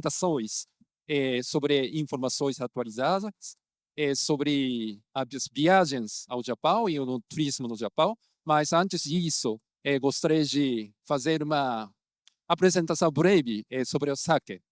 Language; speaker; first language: Portuguese; non-native, fluent; Japanese